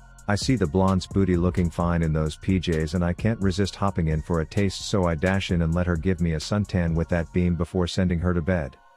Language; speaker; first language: English; native; English